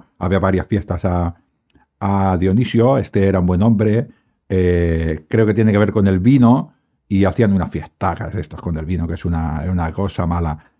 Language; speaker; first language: Spanish; native; Spanish